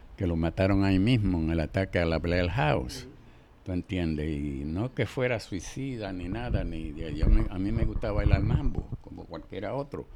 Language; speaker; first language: Spanish; native; Spanish